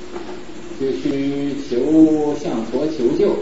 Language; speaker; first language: Chinese; native; Chinese